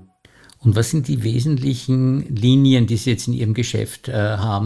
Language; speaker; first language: German; native; German